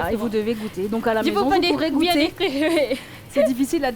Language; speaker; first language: French; native; French